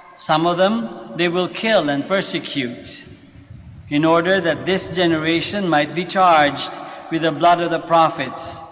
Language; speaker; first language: English; non-native, local second language; Filipino